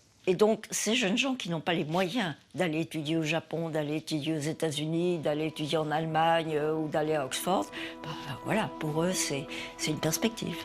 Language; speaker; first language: French; native; French